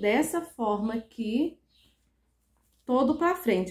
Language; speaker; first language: Portuguese; native; Portuguese